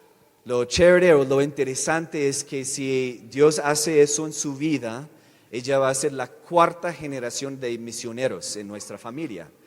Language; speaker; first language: Spanish; non-native, fluent; English